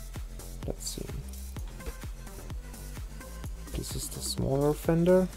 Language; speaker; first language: English; non-native, fluent; German